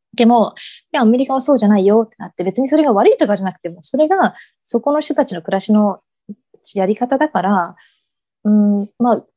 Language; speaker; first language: Japanese; early bilingual, heritage; English